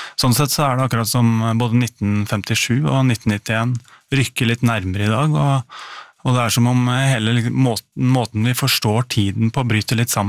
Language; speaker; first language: Norwegian; native; Norwegian